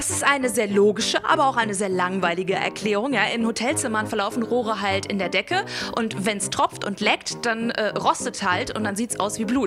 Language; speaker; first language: German; native; German